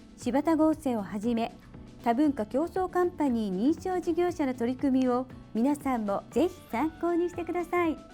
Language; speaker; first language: Japanese; native; Japanese